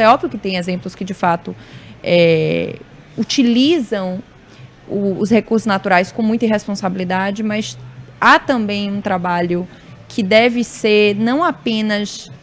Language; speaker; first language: Portuguese; native; Portuguese